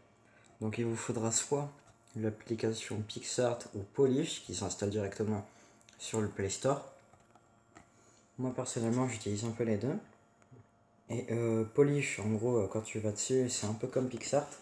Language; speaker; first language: French; native; French